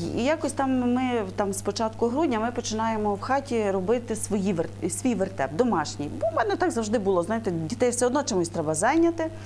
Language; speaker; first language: Ukrainian; native; Ukrainian